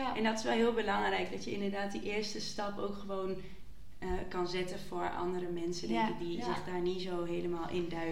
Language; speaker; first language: Dutch; native; Dutch